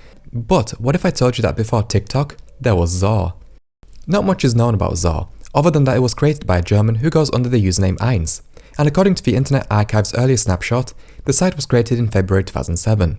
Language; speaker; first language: English; native; English